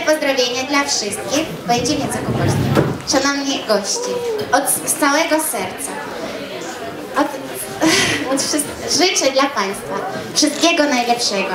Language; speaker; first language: Polish; early bilingual, heritage; Russian